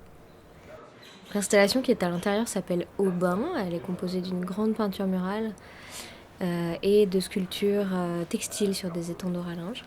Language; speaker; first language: French; native; French